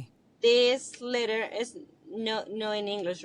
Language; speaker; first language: English; non-native, learner; Spanish